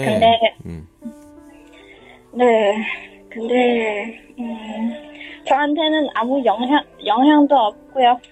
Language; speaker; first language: Korean; non-native, learner; Chinese